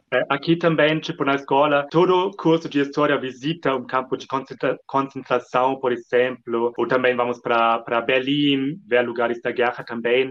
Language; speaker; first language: Portuguese; non-native, fluent; German